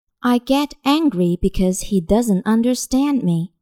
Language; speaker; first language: English; non-native, fluent; Chinese